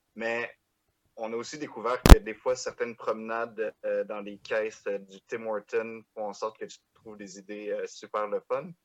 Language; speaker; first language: French; native; French